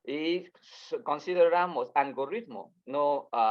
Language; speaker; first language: Spanish; non-native, learner; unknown